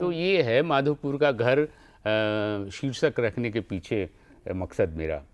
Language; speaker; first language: Hindi; native; Hindi